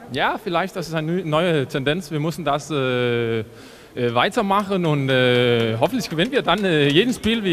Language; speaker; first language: German; non-native, learner; Danish